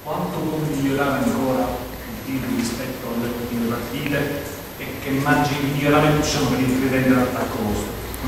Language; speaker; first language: Italian; native; Italian